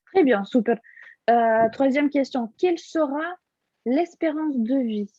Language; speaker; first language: French; non-native, fluent; Russian